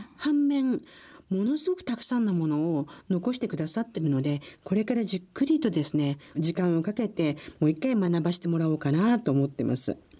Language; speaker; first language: Japanese; native; Japanese